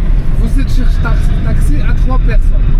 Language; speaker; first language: French; non-native, learner; Arabic